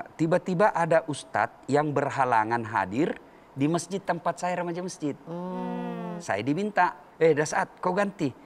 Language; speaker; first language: Indonesian; native; Indonesian